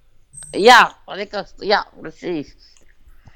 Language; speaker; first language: Dutch; non-native, fluent; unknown